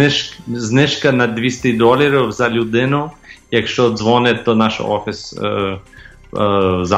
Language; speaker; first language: Ukrainian; early bilingual, heritage; English